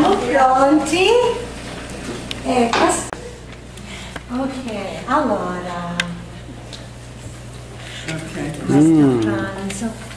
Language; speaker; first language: Italian; non-native, learner; English